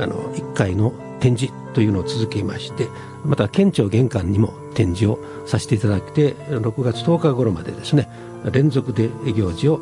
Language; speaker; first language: Japanese; native; Japanese